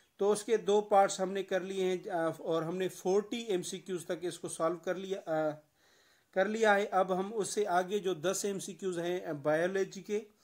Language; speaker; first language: Urdu; non-native, local second language; Sindhi